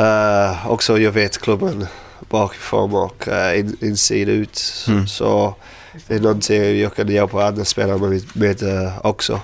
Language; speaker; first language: Swedish; non-native, learner; English